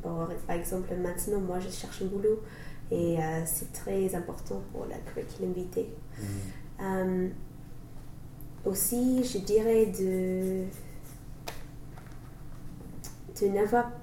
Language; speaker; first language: French; non-native, learner; English